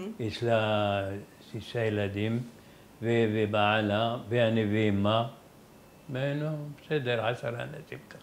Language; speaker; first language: Hebrew; non-native, fluent; Arabic